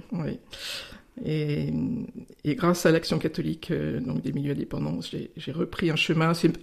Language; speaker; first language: French; native; French